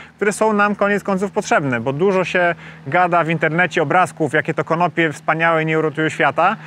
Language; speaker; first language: Polish; native; Polish